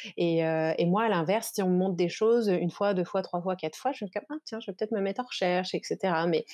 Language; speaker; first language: French; native; French